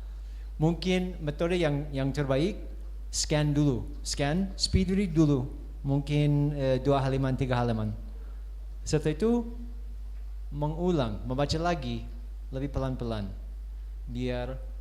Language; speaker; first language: Indonesian; non-native, fluent; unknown